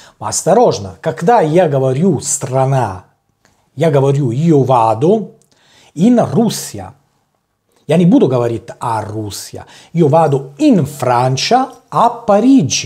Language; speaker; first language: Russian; non-native, learner; Italian